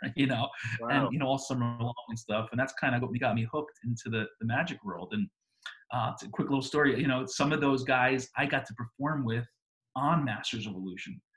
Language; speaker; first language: English; native; English